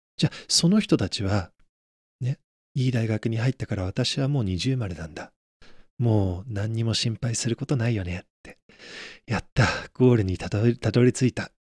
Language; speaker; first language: Japanese; native; Japanese